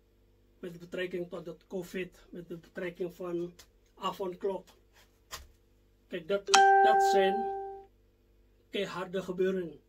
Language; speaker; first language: Dutch; non-native, fluent; Indonesian